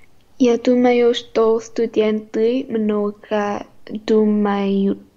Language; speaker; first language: Russian; non-native, learner; Vietnamese